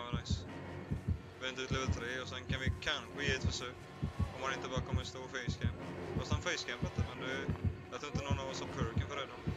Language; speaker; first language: Swedish; native; Swedish